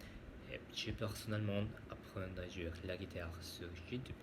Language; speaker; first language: French; non-native, learner; Spanish